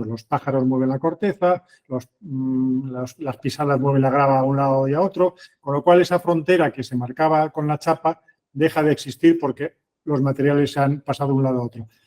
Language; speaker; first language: Spanish; native; Spanish